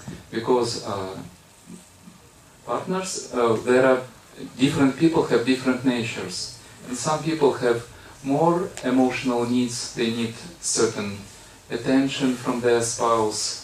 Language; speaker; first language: English; non-native, fluent; Russian